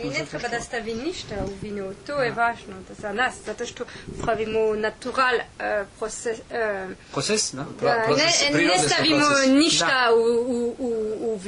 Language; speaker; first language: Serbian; non-native, learner; French